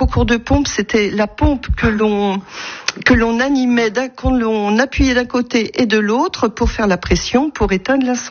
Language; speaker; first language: French; native; French